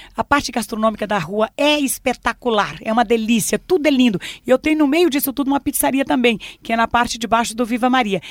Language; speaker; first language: Portuguese; native; Portuguese